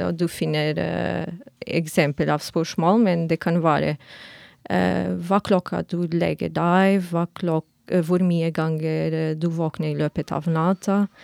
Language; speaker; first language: Norwegian; non-native, fluent; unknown